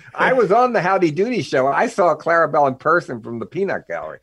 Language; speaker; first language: English; native; English